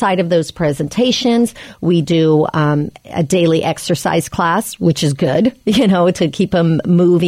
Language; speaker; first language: English; native; English